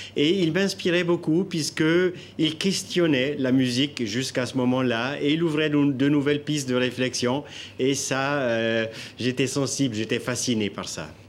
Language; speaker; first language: French; non-native, local second language; Italian